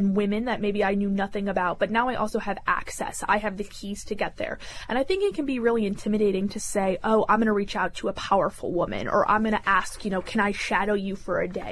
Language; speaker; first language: English; native; English